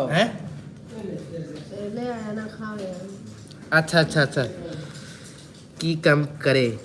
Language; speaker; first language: Hindi; non-native, local second language; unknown